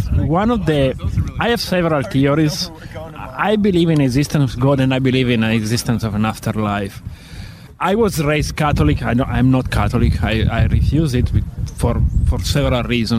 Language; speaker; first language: English; non-native, fluent; Italian